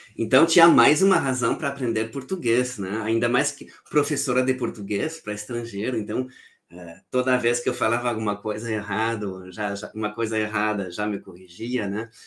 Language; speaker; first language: Portuguese; non-native, fluent; French